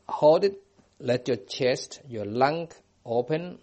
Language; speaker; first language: English; non-native, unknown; Thai